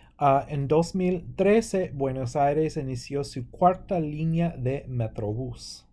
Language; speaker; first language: Spanish; non-native, fluent; English